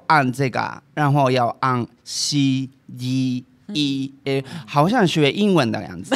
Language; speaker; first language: Chinese; non-native, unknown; Japanese